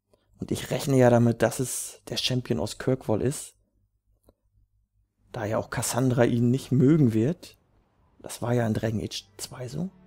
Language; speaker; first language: German; native; German